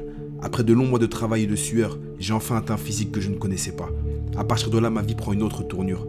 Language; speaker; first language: French; native; French